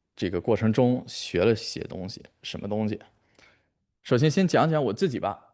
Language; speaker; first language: Chinese; early bilingual, heritage; Chinese